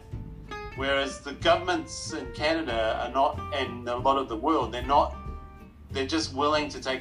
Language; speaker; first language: English; native; English